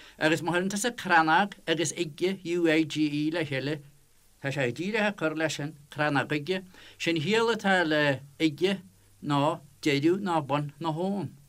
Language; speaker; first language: Irish; native; Irish